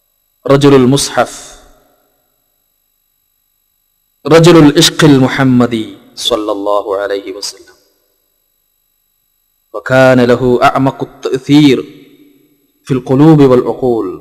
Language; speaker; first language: Arabic; non-native, fluent; Malayalam